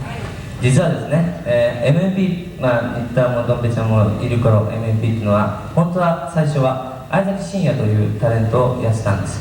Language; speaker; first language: Japanese; native; Japanese